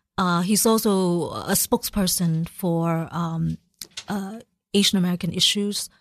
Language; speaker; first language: English; early bilingual, other home language; Cantonese